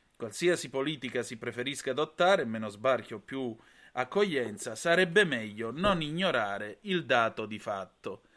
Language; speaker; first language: Italian; native; Italian